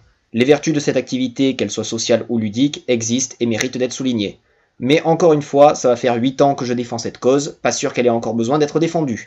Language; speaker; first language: French; native; French